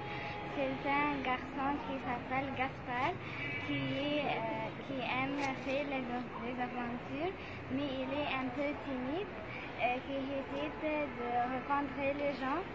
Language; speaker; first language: French; non-native, learner; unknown